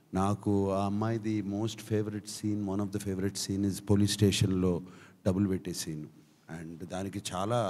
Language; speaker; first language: Telugu; native; Telugu